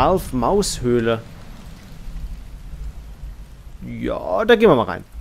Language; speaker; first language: German; native; German